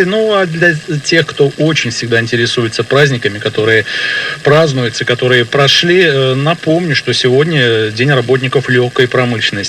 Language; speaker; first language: Russian; native; Russian